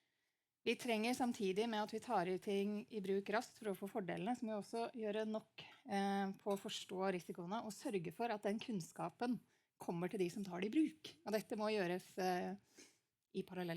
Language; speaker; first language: Norwegian; native; Norwegian